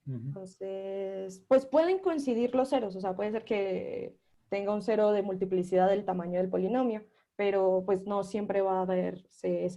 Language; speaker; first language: Spanish; native; Spanish